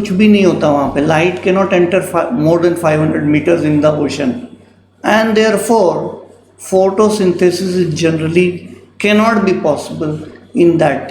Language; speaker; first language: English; non-native, local second language; Hindi